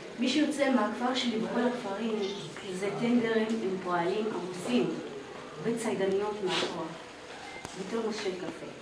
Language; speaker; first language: Hebrew; non-native, local second language; Arabic